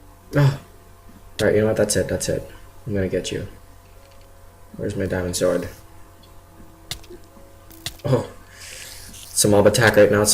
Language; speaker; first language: English; native; English